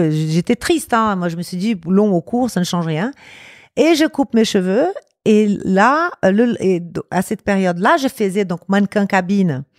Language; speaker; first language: French; non-native, fluent; Portuguese